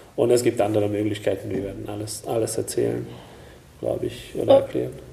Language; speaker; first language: German; non-native, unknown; Hungarian